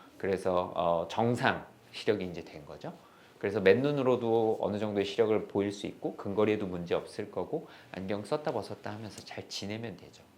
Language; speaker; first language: Korean; native; Korean